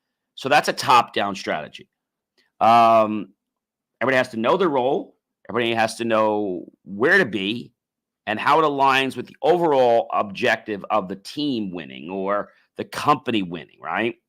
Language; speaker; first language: English; native; English